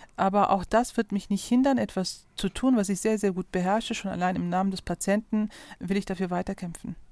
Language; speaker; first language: German; early bilingual, other home language; Turkish